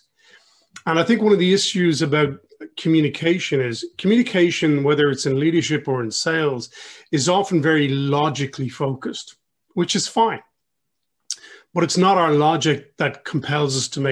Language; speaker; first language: English; native; English